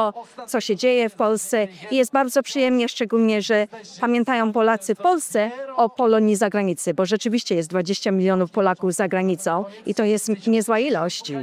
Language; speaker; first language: Polish; early bilingual, heritage; Polish